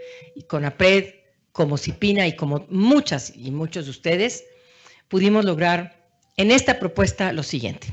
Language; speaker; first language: Spanish; native; Spanish